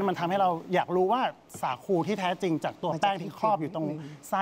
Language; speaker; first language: Thai; native; Thai